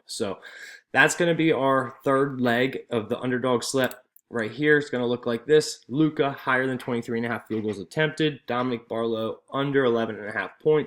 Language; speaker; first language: English; native; English